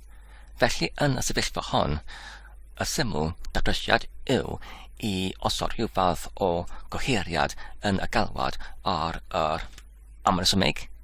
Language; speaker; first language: Welsh; non-native, learner; English